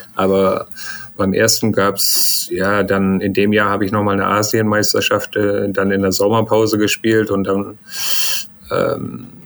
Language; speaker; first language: German; native; German